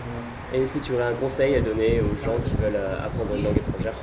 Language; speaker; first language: French; native; French